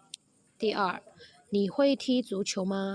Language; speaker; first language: Chinese; non-native, fluent; Burmese